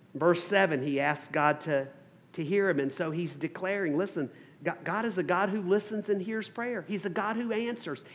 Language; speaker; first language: English; native; English